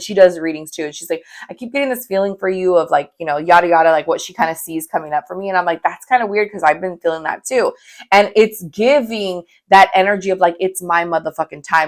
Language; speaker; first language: English; native; English